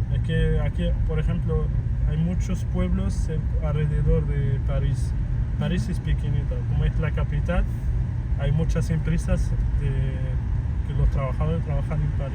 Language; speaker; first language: Spanish; non-native, fluent; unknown